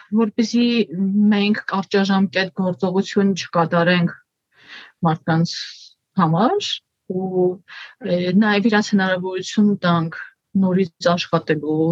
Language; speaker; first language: Armenian; native; Armenian